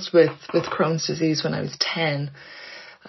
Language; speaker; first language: English; native; English